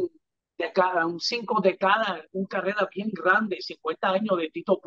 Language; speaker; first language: Spanish; early bilingual, heritage; English